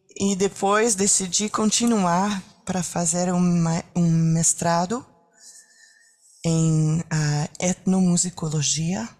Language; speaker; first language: Portuguese; non-native, learner; French